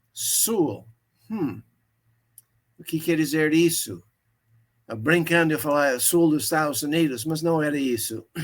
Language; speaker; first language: Portuguese; non-native, fluent; English